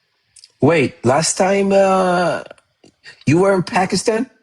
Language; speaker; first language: English; non-native, fluent; Amharic